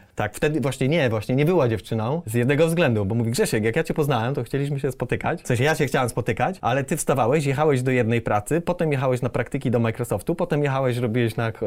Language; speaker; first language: Polish; native; Polish